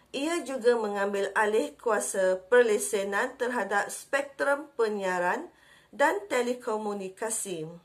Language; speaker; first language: Malay; native; Malay